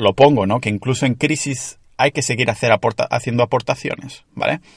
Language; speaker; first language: Spanish; native; Spanish